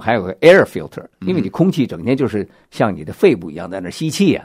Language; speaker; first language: Chinese; native; Chinese